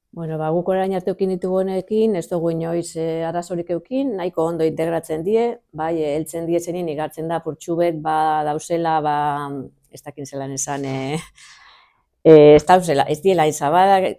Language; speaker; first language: Basque; native; Basque